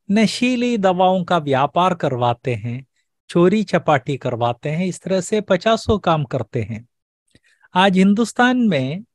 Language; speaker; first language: Hindi; native; Hindi